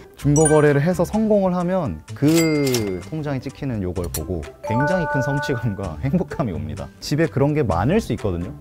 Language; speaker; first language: Korean; native; Korean